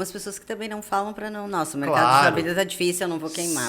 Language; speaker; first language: Portuguese; native; Portuguese